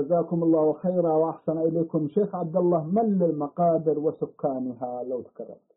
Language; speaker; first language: Arabic; native; Arabic